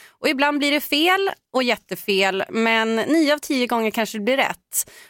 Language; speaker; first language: Swedish; native; Swedish